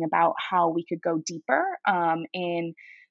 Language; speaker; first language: English; native; English